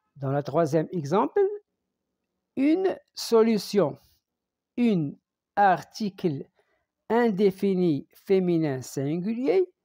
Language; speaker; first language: French; non-native, local second language; Arabic